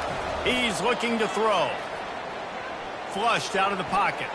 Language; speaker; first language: English; native; English